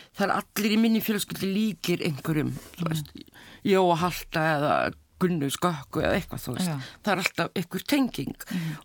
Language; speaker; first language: Icelandic; native; Icelandic